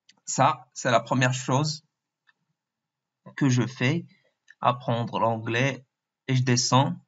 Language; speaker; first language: French; non-native, local second language; Arabic